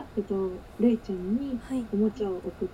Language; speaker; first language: Japanese; native; Japanese